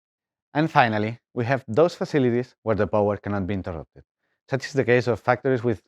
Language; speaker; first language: English; non-native, fluent; Spanish